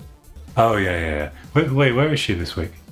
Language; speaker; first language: English; native; English